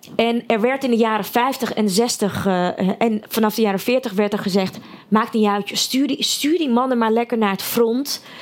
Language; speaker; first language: Dutch; early bilingual, other home language; Russian